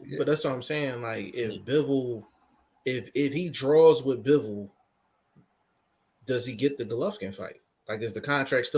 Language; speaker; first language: English; native; English